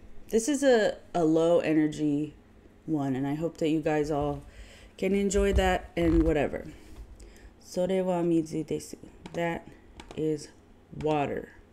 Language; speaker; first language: English; native; English